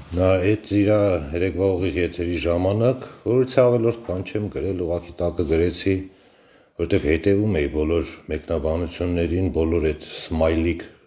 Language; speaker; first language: Armenian; native; Armenian